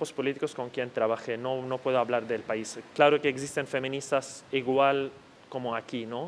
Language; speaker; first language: Spanish; non-native, fluent; Arabic